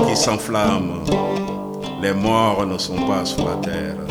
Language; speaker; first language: French; non-native, local second language; Wolof